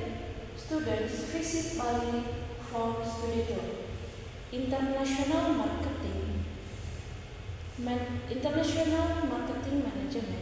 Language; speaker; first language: English; non-native, learner; Indonesian